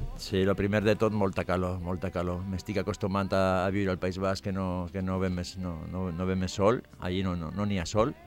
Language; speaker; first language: Catalan; non-native, fluent; Basque